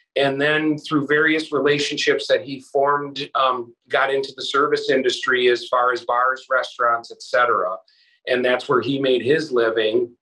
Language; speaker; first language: English; native; English